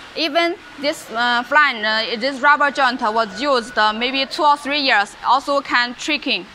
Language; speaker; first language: English; non-native, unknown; Chinese